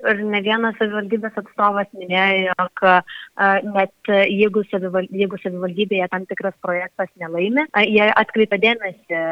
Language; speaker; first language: Lithuanian; native; Lithuanian